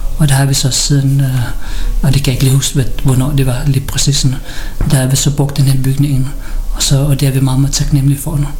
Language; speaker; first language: Danish; early bilingual, other home language; Filipino